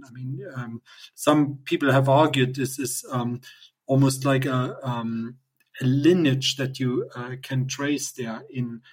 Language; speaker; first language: English; non-native, fluent; German